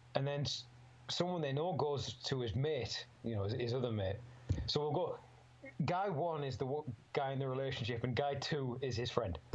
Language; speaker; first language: English; native; English